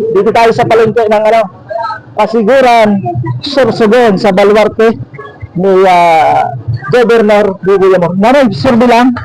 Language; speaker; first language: Filipino; non-native, local second language; Bikol